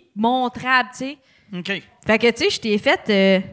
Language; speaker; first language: French; native; French